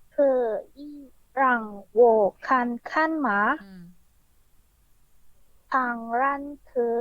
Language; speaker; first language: Chinese; non-native, learner; Indonesian